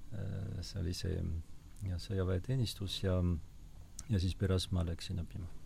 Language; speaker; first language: Estonian; non-native, fluent; French